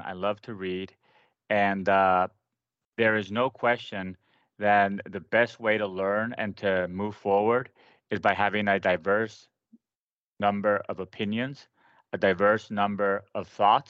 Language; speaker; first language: English; non-native, fluent; Spanish